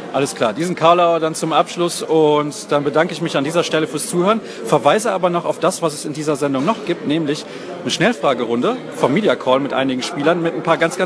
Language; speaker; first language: German; native; German